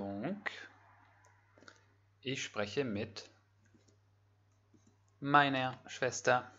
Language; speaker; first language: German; non-native, fluent; French